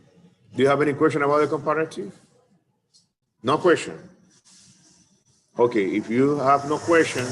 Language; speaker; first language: English; non-native, fluent; Spanish